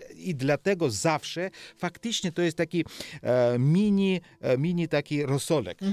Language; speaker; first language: Polish; non-native, learner; Georgian